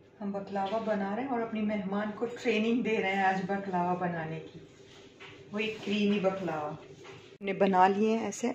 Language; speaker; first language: Urdu; non-native, local second language; Baluchi